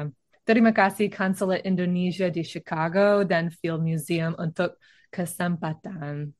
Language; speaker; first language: Indonesian; non-native, learner; English